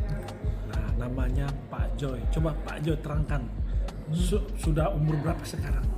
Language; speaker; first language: Indonesian; native; Indonesian